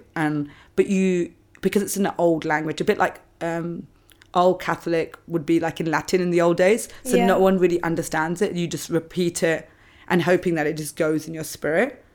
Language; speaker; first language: English; native; English